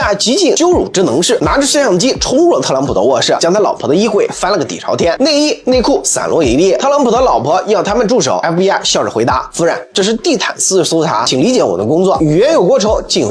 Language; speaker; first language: Chinese; native; Chinese